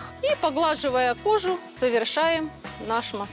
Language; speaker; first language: Russian; native; Russian